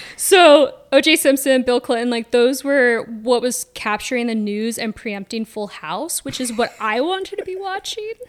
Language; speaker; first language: English; native; English